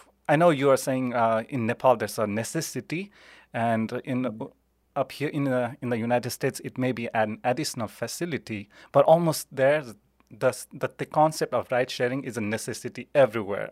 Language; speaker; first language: English; non-native, local second language; Nepali